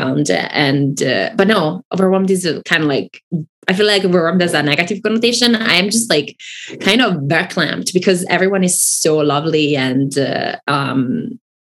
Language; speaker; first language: English; non-native, fluent; Italian